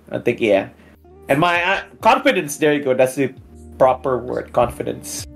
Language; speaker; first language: English; early bilingual, other home language; Indonesian